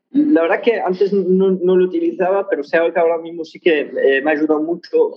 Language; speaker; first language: Spanish; early bilingual, other home language; Arabic